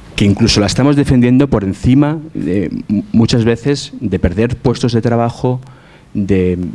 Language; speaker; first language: Spanish; native; Spanish